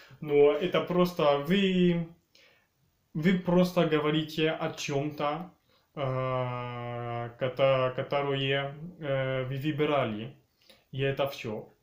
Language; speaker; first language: Russian; early bilingual, heritage; French